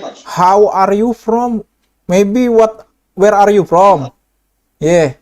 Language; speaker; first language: English; non-native, learner; Indonesian